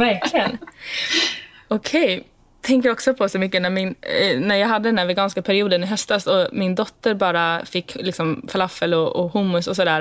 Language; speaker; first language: Swedish; native; Swedish